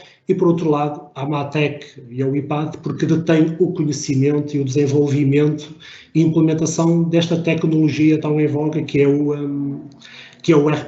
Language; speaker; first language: Portuguese; native; Portuguese